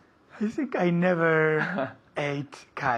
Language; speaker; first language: English; non-native, learner; Spanish